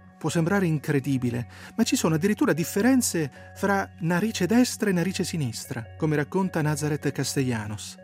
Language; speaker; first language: Italian; native; Italian